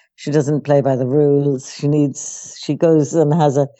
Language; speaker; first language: English; native; English